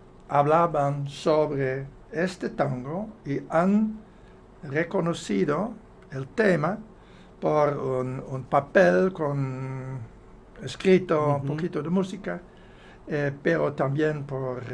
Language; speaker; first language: Spanish; non-native, fluent; Dutch